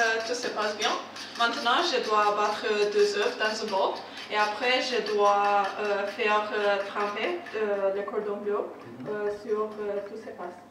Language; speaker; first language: French; non-native, learner; English